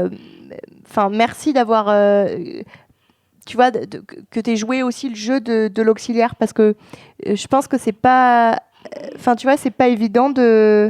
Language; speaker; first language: French; native; French